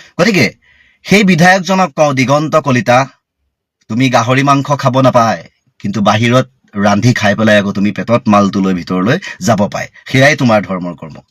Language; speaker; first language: Assamese; native; Assamese